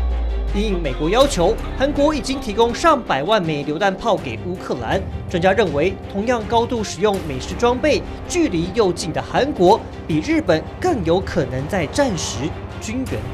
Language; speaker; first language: Chinese; native; Chinese